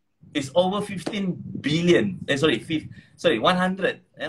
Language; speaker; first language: English; non-native, local second language; Malay